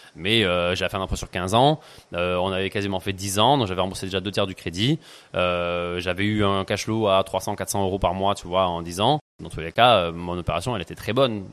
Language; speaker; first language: French; native; French